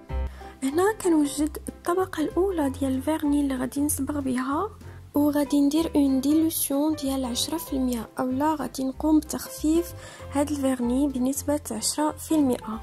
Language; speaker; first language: Arabic; native; Arabic